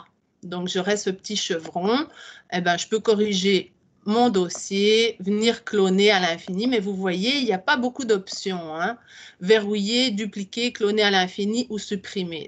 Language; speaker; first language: French; native; French